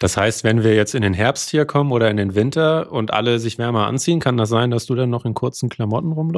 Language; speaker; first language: German; native; German